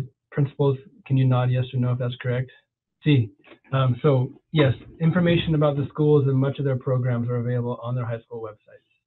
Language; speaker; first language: English; native; English